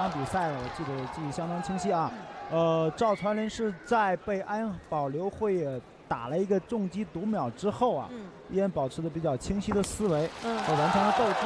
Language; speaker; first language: Chinese; native; Chinese